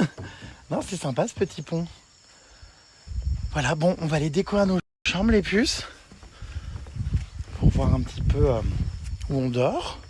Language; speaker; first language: French; native; French